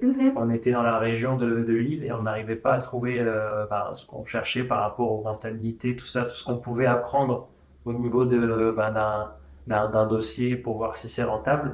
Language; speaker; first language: French; native; French